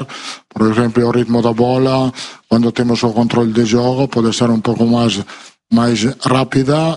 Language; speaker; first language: Portuguese; non-native, fluent; Italian